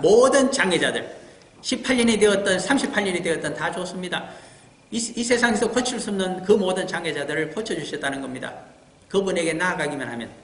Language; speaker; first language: Korean; native; Korean